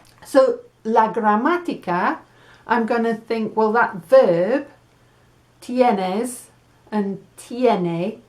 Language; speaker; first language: Spanish; non-native, fluent; English